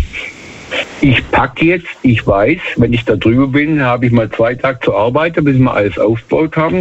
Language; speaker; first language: German; native; German